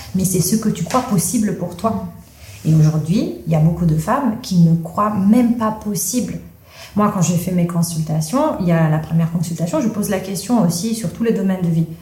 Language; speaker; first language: French; non-native, fluent; Italian